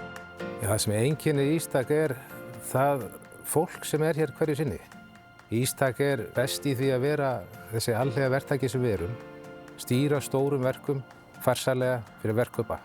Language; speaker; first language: Icelandic; native; Icelandic